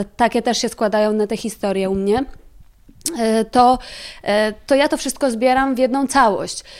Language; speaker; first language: Polish; native; Polish